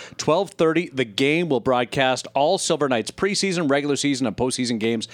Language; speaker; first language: English; native; English